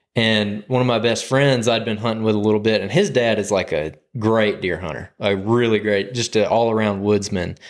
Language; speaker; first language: English; native; English